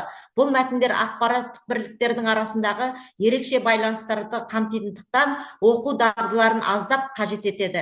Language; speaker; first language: Kazakh; native; Kazakh